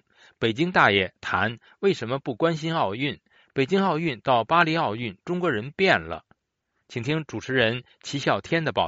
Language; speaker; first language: Chinese; native; Chinese